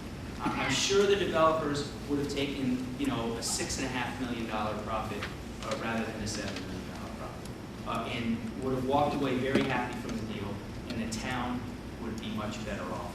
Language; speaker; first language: English; native; English